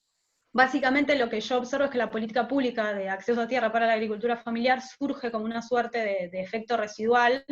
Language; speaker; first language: Spanish; native; Spanish